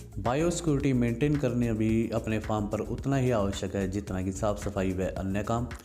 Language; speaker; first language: Hindi; native; Hindi